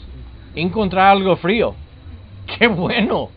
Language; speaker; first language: Spanish; non-native, learner; English